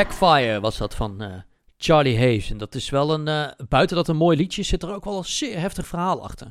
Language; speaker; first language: Dutch; native; Dutch